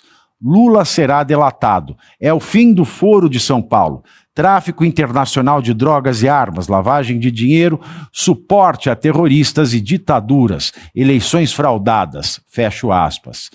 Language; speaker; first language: Portuguese; native; Portuguese